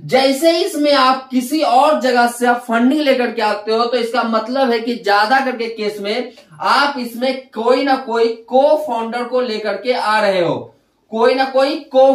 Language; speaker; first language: Hindi; native; Hindi